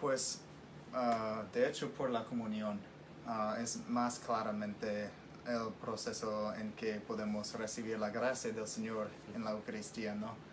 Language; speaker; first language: Spanish; non-native, fluent; English